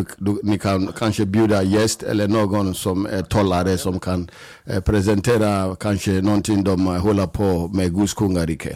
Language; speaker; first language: Swedish; non-native, fluent; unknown